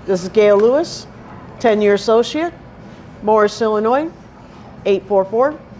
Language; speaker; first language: English; native; English